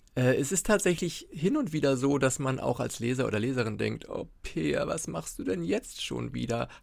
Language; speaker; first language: German; native; German